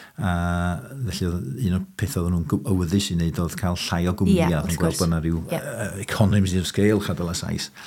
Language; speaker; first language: Welsh; early bilingual, heritage; Welsh